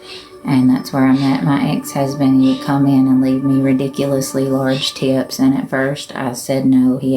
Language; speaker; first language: English; native; English